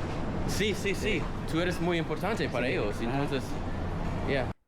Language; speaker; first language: Spanish; non-native, learner; English